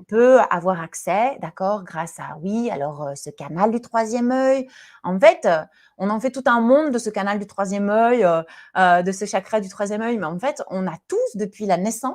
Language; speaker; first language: French; native; French